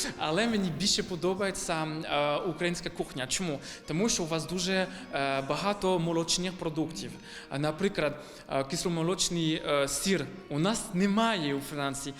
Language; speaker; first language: Ukrainian; non-native, fluent; French